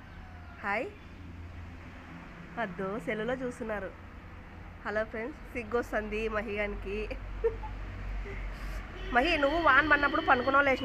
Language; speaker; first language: Telugu; native; Telugu